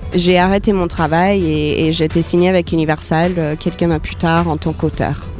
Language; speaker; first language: French; non-native, fluent; English